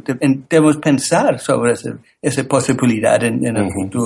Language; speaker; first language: Spanish; non-native, learner; English